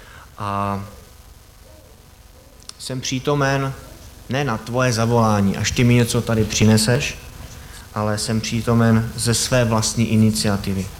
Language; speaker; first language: Czech; native; Czech